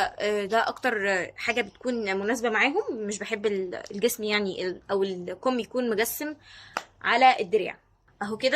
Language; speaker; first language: Arabic; native; Arabic